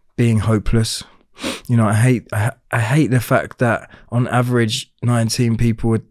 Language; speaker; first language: English; native; English